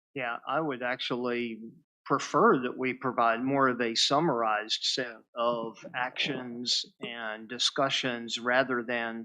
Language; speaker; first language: English; native; English